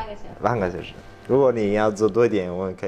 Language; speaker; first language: Chinese; non-native, fluent; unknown